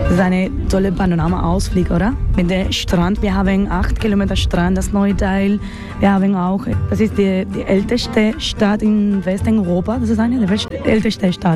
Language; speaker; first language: German; non-native, learner; Spanish